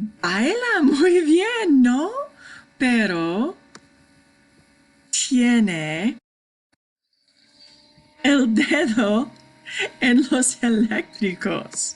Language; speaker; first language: Spanish; non-native, fluent; English